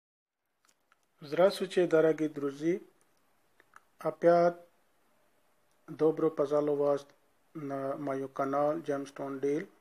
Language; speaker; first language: Russian; non-native, learner; Urdu